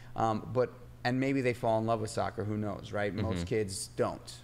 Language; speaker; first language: English; native; English